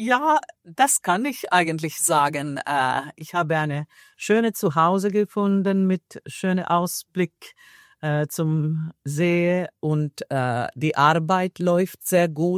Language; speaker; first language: German; non-native, fluent; Finnish